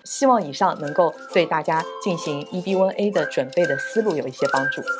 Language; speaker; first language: Chinese; native; Chinese